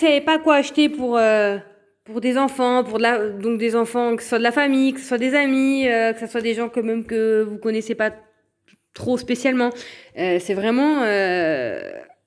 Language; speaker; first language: French; native; French